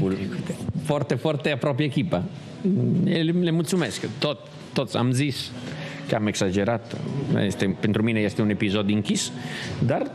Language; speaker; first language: Romanian; non-native, learner; Italian